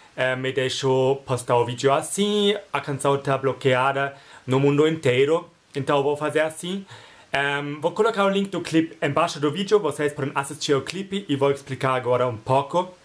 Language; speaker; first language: Portuguese; non-native, fluent; German